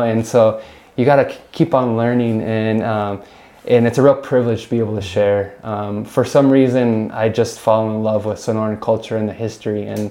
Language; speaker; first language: English; native; English